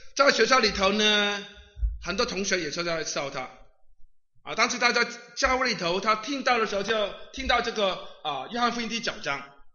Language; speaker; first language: Chinese; non-native, local second language; Cantonese